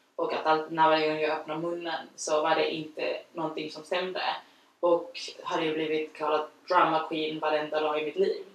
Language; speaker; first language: Swedish; non-native, fluent; Spanish